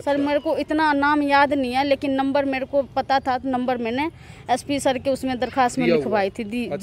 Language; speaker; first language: Hindi; native; Hindi